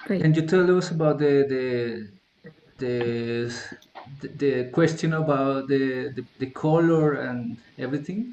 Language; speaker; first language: English; non-native, learner; Spanish